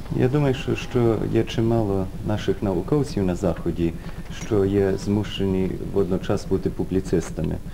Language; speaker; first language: Ukrainian; early bilingual, heritage; Ukrainian